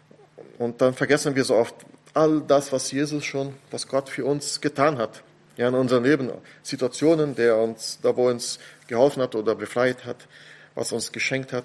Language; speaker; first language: German; non-native, fluent; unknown